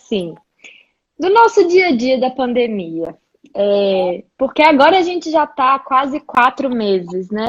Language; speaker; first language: Portuguese; native; Portuguese